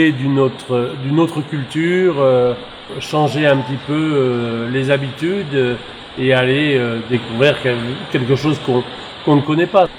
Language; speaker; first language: French; native; French